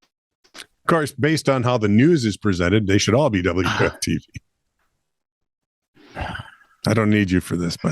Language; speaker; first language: English; native; English